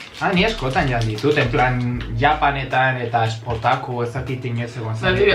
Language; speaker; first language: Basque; non-native, local second language; Spanish